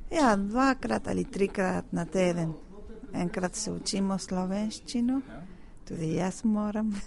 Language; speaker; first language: Slovenian; early bilingual, heritage; Spanish